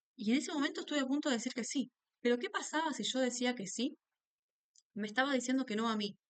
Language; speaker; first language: Spanish; native; Spanish